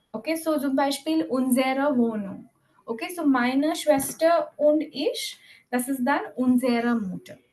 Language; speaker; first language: German; non-native, fluent; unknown